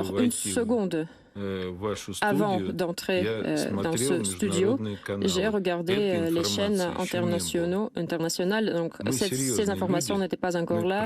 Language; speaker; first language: French; non-native, fluent; Russian